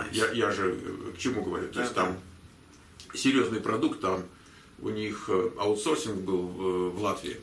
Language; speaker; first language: Russian; native; Russian